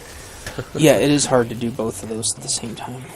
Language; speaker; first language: English; native; English